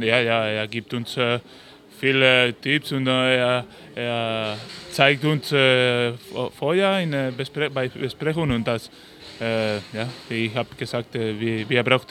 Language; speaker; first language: German; non-native, learner; Spanish